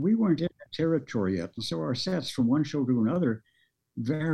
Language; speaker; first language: English; early bilingual, other home language; Norwegian